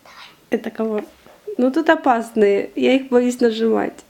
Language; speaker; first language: Russian; native; Russian